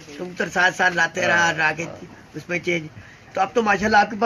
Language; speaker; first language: Urdu; native; Urdu